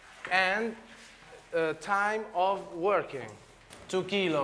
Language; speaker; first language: English; non-native, learner; Italian